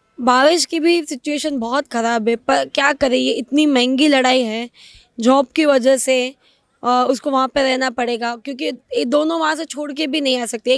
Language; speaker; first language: Hindi; non-native, local second language; Gujarati